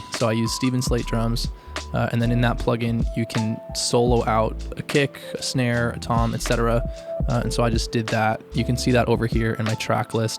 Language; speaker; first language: English; native; English